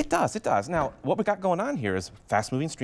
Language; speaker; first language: English; native; English